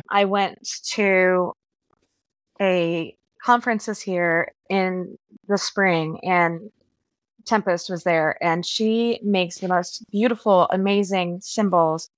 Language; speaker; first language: English; native; English